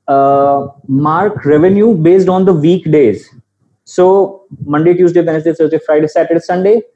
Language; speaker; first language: English; non-native, local second language; Gujarati